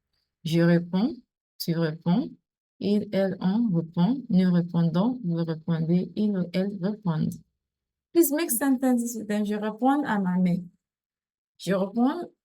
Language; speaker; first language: French; non-native, fluent; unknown